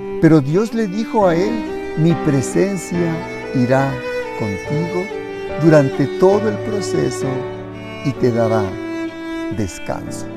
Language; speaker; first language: Spanish; native; Spanish